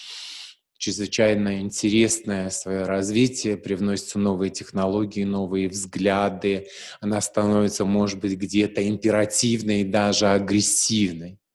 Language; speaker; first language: Russian; native; Russian